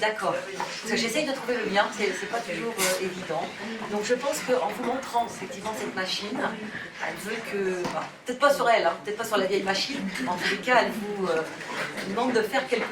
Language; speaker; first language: French; native; French